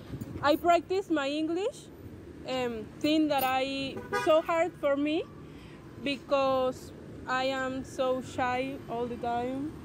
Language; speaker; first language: English; non-native, learner; Spanish